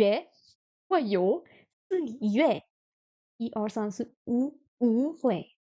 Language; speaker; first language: Chinese; non-native, learner; French